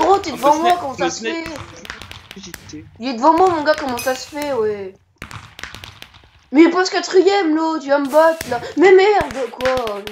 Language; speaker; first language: French; native; French